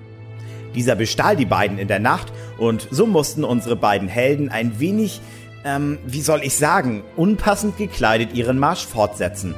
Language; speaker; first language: German; native; German